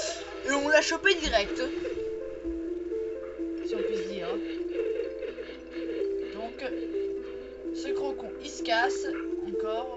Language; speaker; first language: French; native; French